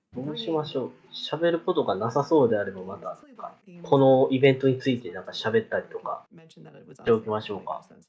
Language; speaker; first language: Japanese; native; Japanese